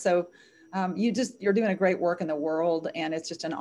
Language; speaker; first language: English; native; English